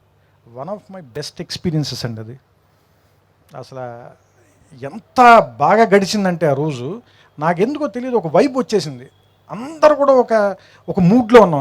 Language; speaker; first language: Telugu; native; Telugu